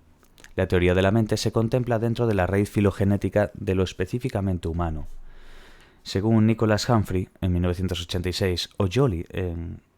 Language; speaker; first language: Spanish; native; Spanish